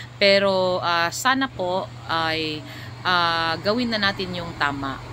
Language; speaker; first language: Filipino; non-native, local second language; Cebuano